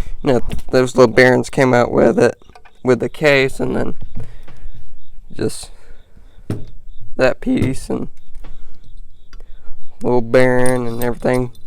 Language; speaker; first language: English; native; English